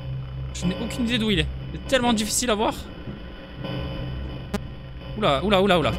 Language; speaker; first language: French; native; French